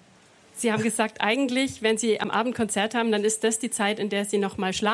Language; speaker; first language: German; native; German